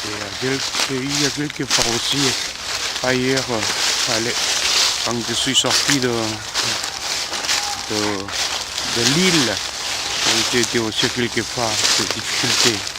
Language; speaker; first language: French; non-native, fluent; Korean